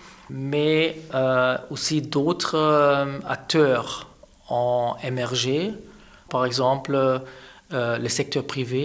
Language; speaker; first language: French; non-native, fluent; German